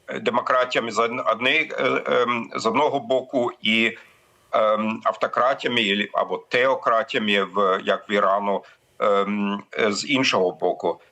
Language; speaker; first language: Ukrainian; non-native, fluent; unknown